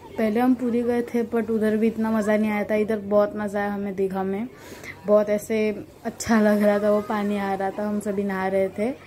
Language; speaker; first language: Hindi; non-native, local second language; Bangla